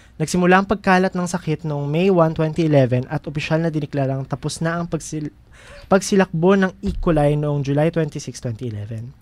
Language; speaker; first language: Filipino; native; Filipino